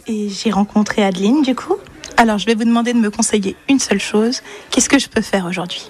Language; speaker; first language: French; native; French